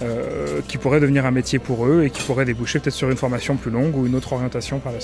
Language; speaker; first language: French; native; French